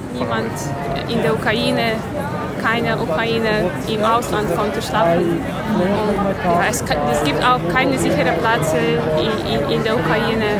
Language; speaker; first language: German; non-native, fluent; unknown